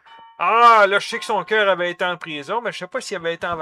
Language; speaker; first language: French; native; French